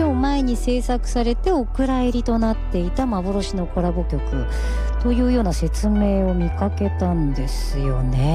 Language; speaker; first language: Japanese; native; Japanese